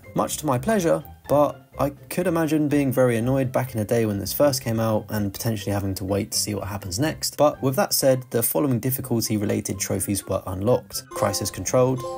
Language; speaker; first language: English; native; English